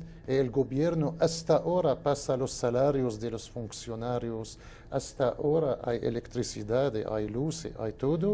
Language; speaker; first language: Spanish; non-native, fluent; Arabic